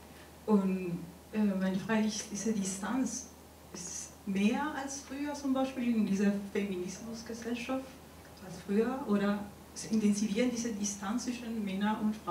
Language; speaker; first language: German; non-native, learner; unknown